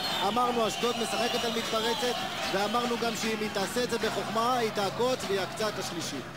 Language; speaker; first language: Hebrew; native; Hebrew